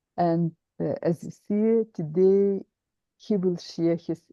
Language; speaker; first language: English; non-native, fluent; Lithuanian